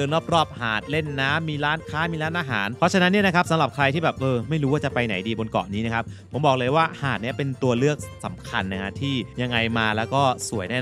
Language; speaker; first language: Thai; native; Thai